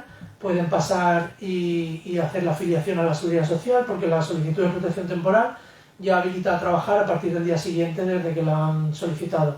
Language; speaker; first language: Spanish; native; Spanish